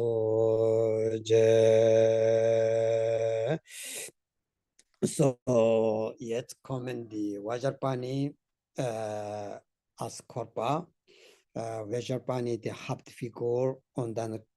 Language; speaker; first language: German; non-native, learner; Tibetan